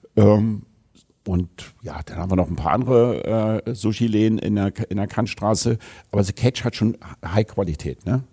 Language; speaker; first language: German; native; German